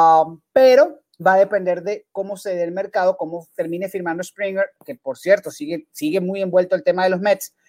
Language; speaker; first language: Spanish; native; Spanish